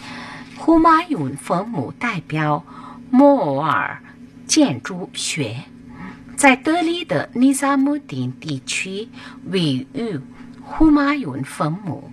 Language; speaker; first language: Chinese; non-native, fluent; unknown